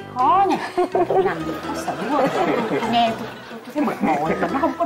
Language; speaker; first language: Vietnamese; native; Vietnamese